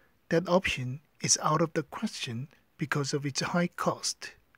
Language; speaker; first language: English; non-native, fluent; Korean